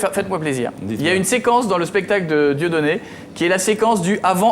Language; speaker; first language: French; native; French